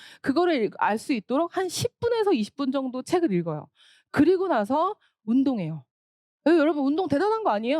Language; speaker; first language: Korean; native; Korean